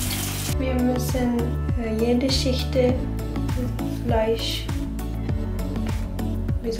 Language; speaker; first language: German; non-native, learner; Japanese